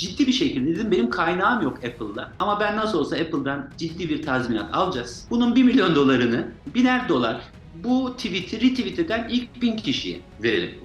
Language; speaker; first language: Turkish; native; Turkish